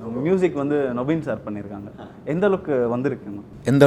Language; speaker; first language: Tamil; native; Tamil